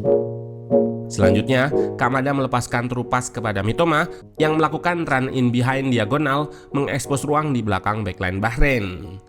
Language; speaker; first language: Indonesian; native; Indonesian